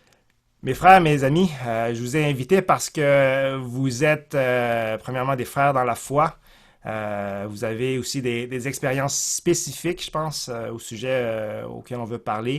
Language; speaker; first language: French; native; French